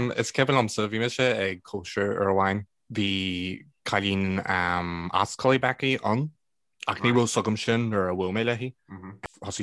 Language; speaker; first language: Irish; non-native, local second language; English